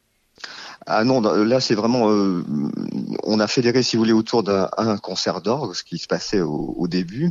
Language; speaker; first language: French; native; French